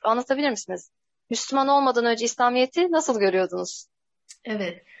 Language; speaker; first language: Turkish; non-native, learner; English